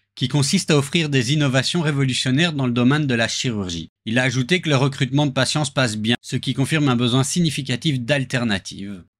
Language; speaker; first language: French; native; French